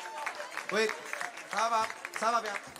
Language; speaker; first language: French; non-native, learner; Icelandic